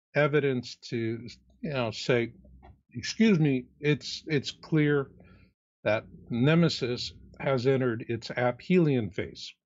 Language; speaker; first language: English; native; English